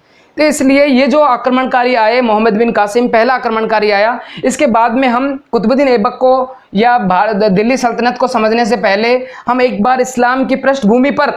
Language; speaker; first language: Hindi; native; Hindi